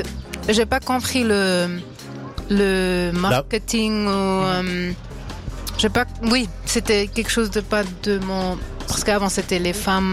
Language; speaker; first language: French; non-native, local second language; Swiss German